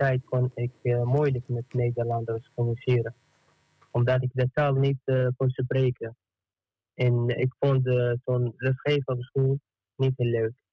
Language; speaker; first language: Dutch; non-native, learner; Arabic